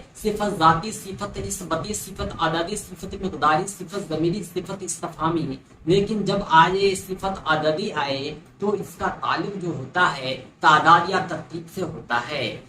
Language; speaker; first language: Hindi; native; Hindi